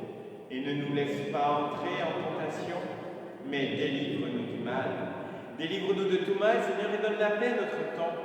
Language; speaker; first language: French; native; French